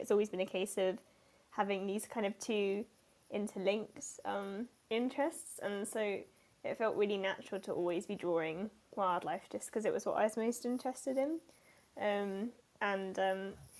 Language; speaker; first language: English; native; English